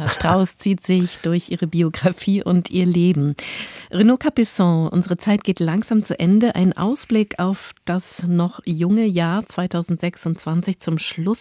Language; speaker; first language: German; native; German